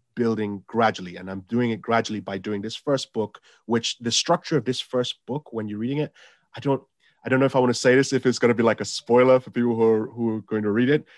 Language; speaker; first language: English; non-native, local second language; Yoruba